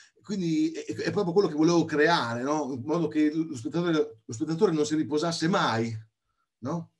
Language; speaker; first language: Italian; native; Italian